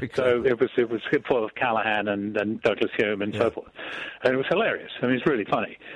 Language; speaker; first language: English; native; English